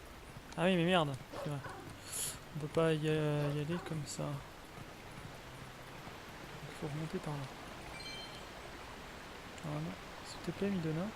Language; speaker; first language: French; native; French